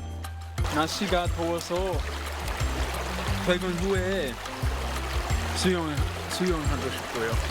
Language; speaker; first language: Korean; non-native, learner; English